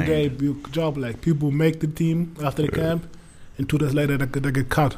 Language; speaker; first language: English; non-native, learner; German